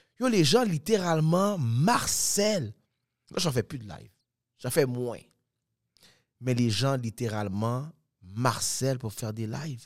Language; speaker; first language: French; native; French